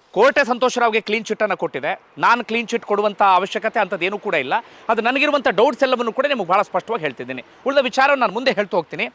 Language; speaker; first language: Kannada; native; Kannada